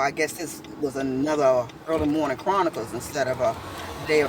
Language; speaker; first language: English; native; English